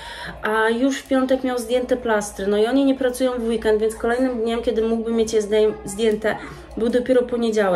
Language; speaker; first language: Polish; native; Polish